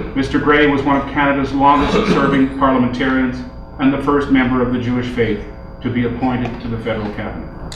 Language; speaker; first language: English; native; English